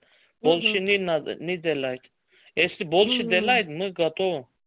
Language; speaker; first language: Russian; non-native, learner; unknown